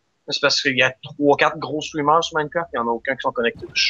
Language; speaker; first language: French; native; French